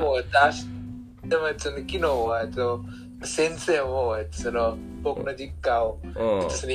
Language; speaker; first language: Japanese; non-native, learner; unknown